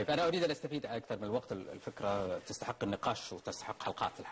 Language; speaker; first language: Arabic; native; Arabic